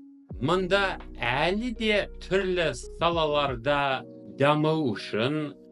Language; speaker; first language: Kazakh; non-native, fluent; English